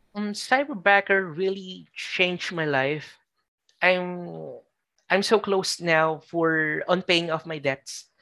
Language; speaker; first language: English; non-native, local second language; Filipino